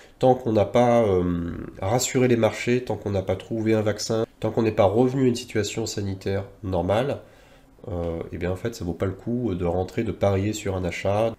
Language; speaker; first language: French; native; French